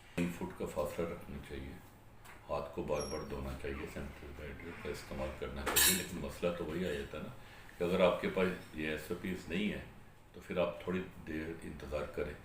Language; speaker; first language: Urdu; non-native, local second language; Punjabi